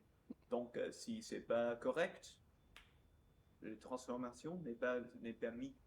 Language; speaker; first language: French; non-native, fluent; English